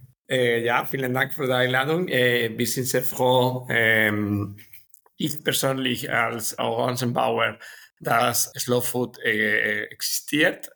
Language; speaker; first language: German; non-native, learner; Spanish